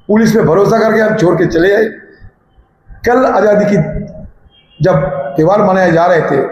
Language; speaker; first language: Hindi; non-native, local second language; Bangla